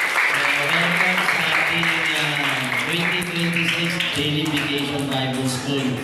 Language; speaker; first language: Filipino; native; Filipino